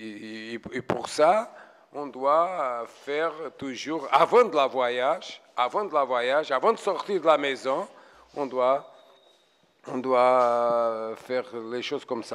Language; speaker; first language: French; non-native, fluent; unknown